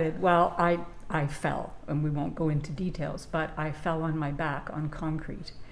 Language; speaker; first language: English; native; English